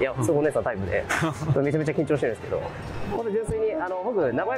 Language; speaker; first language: Japanese; native; Japanese